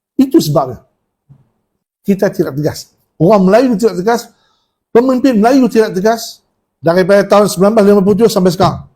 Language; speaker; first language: Malay; native; Malay